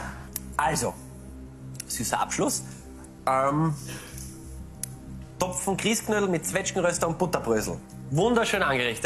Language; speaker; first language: German; native; German